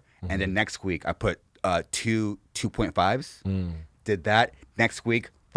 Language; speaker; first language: English; native; English